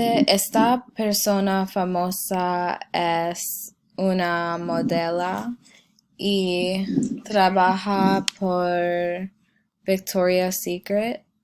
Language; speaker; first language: Spanish; non-native, learner; English